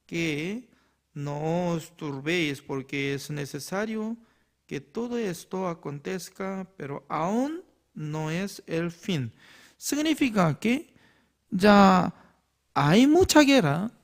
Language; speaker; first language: Spanish; non-native, fluent; Korean